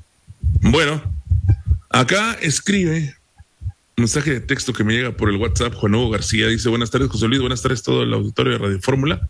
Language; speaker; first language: Spanish; native; Spanish